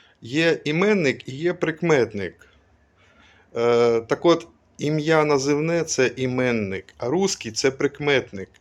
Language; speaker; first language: Ukrainian; non-native, local second language; Russian